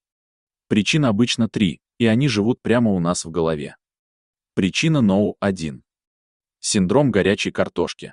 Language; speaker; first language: Russian; native; Russian